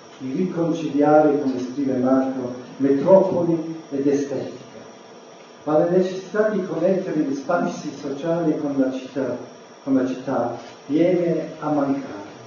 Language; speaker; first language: Italian; non-native, fluent; English